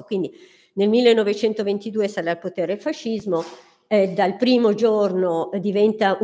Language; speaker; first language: Italian; native; Italian